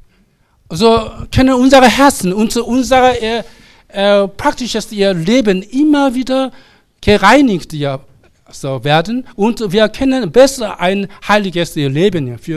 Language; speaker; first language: German; non-native, learner; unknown